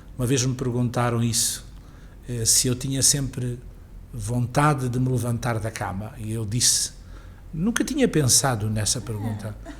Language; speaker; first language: Portuguese; native; Portuguese